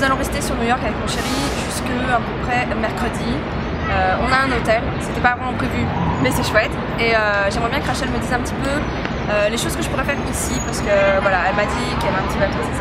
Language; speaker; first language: French; native; French